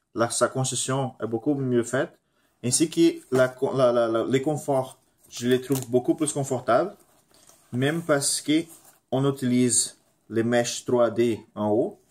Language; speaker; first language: French; non-native, fluent; Portuguese